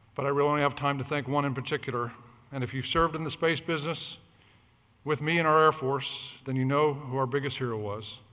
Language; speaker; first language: English; native; English